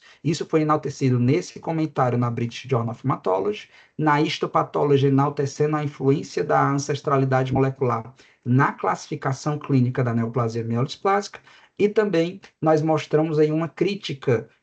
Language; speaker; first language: Portuguese; native; Portuguese